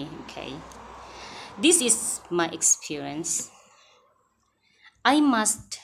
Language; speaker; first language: English; non-native, learner; Thai